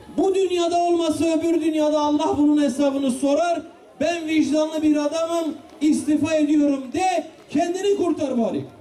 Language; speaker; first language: Turkish; non-native, local second language; Kurdish